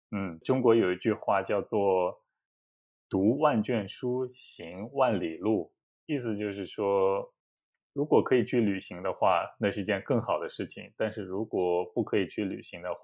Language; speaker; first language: Chinese; native; Chinese